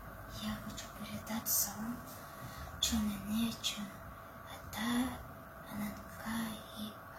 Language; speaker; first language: Russian; early bilingual, other home language; Kyrgyz